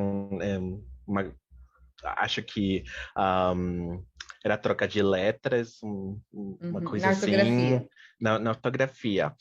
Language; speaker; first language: Portuguese; non-native, fluent; Spanish